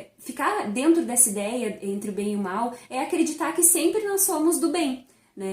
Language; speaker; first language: Portuguese; native; Portuguese